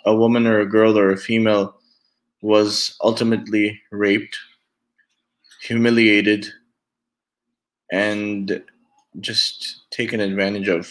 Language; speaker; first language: English; native; English